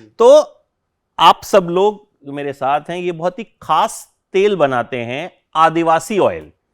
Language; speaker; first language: Hindi; native; Hindi